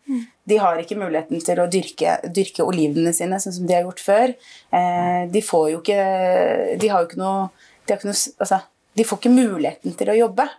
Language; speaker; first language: Norwegian; early bilingual, other home language; Arabic